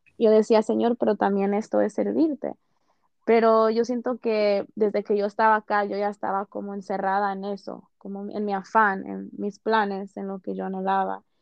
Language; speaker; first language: Spanish; early bilingual, heritage; Spanish